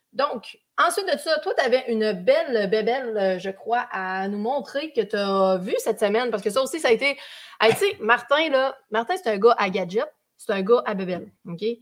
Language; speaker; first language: French; native; French